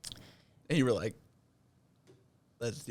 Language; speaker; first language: English; native; English